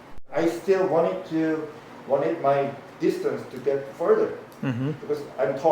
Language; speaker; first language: English; non-native, fluent; Korean